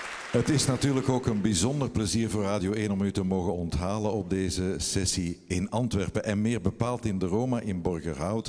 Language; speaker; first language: Dutch; native; Dutch